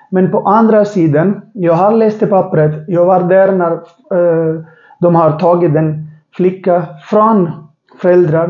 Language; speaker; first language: Swedish; non-native, learner; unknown